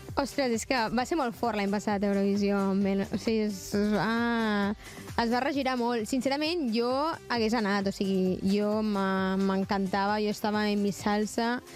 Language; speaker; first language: Catalan; native; Catalan